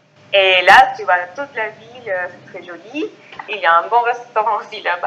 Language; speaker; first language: French; non-native, fluent; Spanish